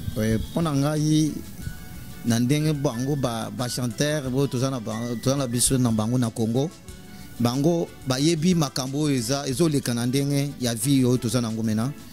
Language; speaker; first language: Lingala; non-native, local second language; Luba-Lulua